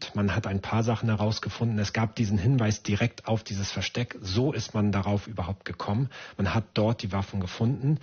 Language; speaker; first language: German; native; German